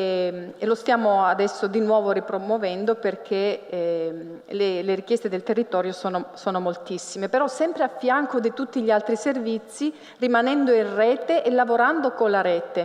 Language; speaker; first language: Italian; native; Italian